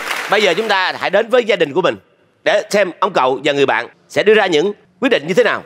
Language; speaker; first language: Vietnamese; native; Vietnamese